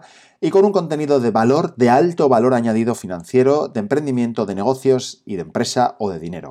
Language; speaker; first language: Spanish; native; Spanish